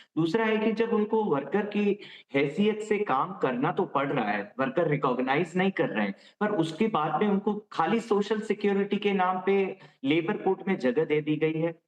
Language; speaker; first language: Hindi; native; Hindi